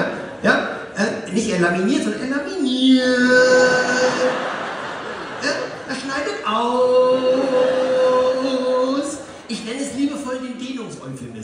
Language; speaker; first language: German; native; German